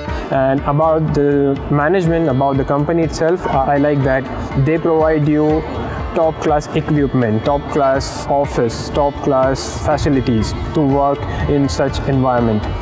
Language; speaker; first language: English; non-native, local second language; Hindi